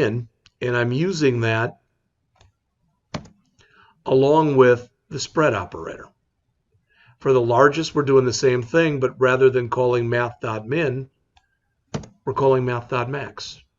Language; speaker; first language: English; native; English